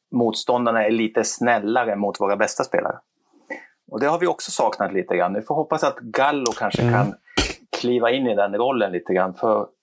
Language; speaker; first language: Swedish; native; Swedish